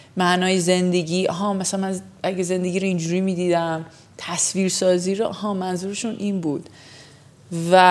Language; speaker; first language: Persian; early bilingual, heritage; Persian